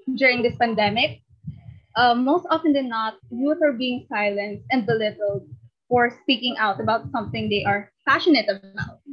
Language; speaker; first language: English; non-native, local second language; Filipino